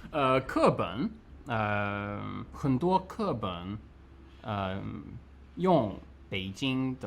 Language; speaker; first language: Chinese; non-native, learner; English